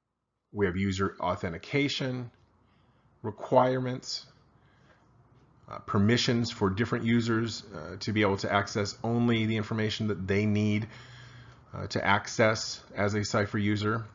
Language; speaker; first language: English; native; English